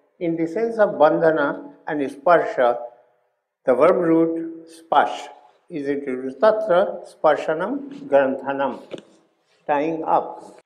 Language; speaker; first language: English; non-native, local second language; Hindi